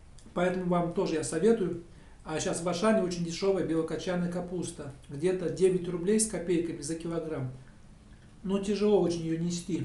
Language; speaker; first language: Russian; native; Russian